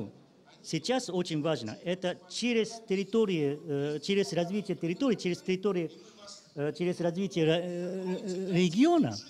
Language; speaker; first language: Russian; non-native, learner; Japanese